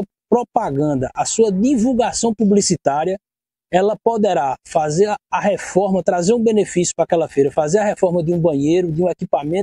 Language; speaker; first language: Portuguese; native; Portuguese